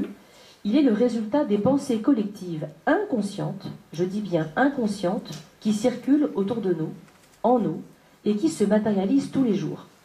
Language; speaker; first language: French; native; French